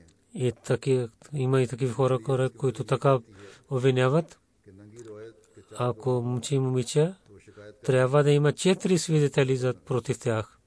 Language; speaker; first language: Bulgarian; non-native, learner; Urdu